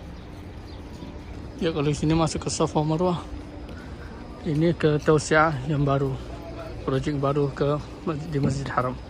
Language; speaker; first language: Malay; early bilingual, heritage; Malay